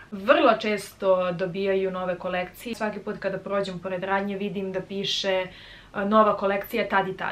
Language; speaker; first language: Serbian; native; Serbian